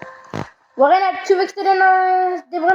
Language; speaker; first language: French; native; French